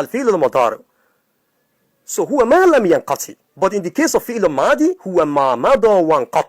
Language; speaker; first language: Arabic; non-native, fluent; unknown